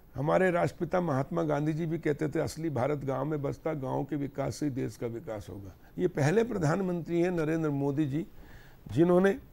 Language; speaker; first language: Hindi; native; Hindi